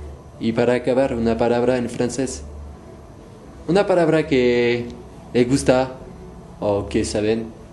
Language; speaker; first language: Spanish; non-native, fluent; French